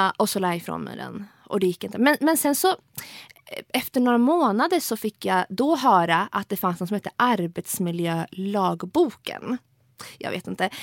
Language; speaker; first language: Swedish; early bilingual, other home language; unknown